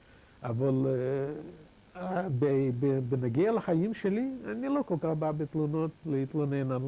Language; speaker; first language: Hebrew; non-native, fluent; Yiddish